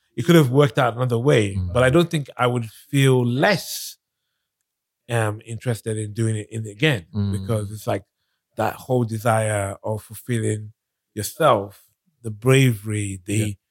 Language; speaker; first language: English; non-native, local second language; Yoruba